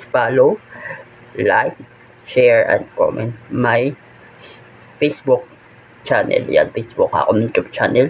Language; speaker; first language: English; non-native, learner; Hiligaynon